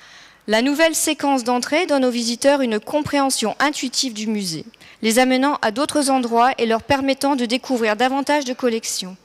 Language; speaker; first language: French; native; French